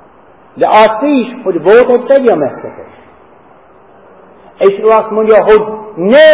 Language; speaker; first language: Hungarian; non-native, fluent; English